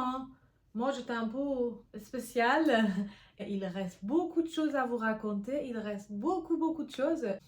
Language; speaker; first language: French; non-native, fluent; Persian